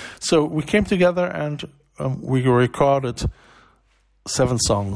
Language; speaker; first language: English; non-native, fluent; German